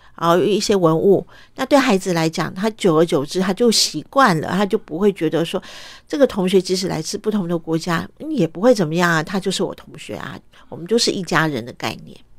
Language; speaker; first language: Chinese; early bilingual, other home language; Cantonese